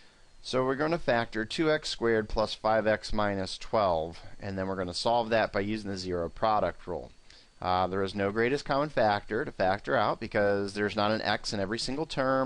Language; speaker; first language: English; native; English